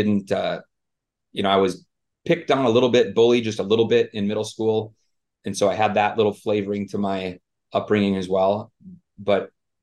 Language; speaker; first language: English; native; English